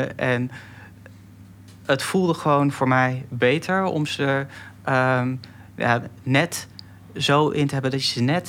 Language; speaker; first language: Dutch; native; Dutch